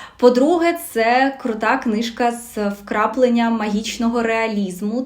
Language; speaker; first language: Ukrainian; non-native, local second language; Russian